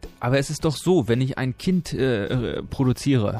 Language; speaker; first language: German; native; German